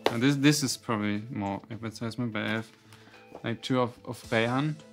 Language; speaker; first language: English; non-native, fluent; German